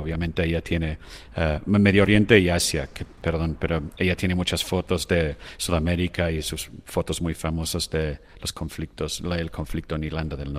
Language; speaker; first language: Spanish; non-native, fluent; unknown